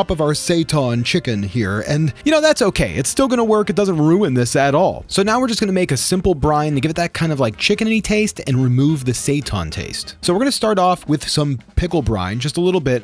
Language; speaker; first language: English; native; English